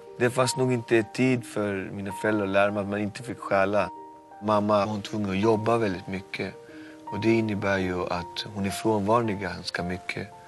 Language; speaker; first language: Swedish; native; Swedish